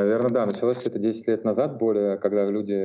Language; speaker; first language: Russian; native; Russian